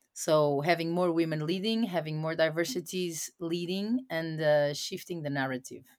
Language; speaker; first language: English; non-native, fluent; Portuguese